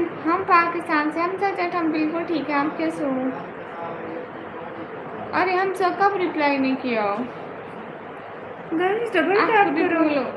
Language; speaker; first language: Hindi; non-native, local second language; Punjabi